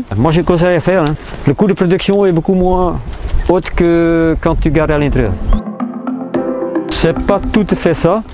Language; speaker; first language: French; non-native, fluent; Dutch